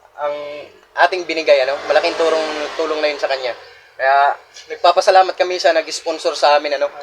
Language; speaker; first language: Filipino; non-native, local second language; Waray